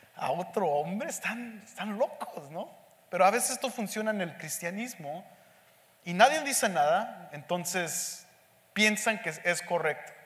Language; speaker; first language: Spanish; early bilingual, heritage; Spanish